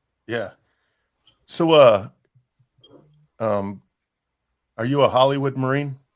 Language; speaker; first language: English; native; English